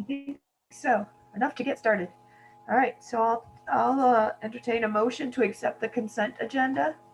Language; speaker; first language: English; native; English